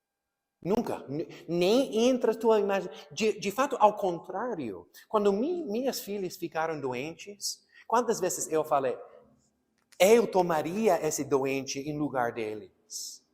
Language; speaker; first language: Portuguese; non-native, fluent; English